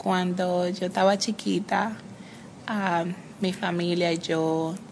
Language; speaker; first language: Spanish; native; Spanish